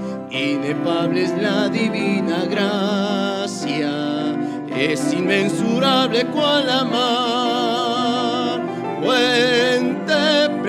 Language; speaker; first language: Spanish; native; Spanish